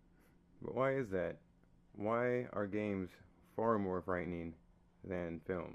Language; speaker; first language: English; native; English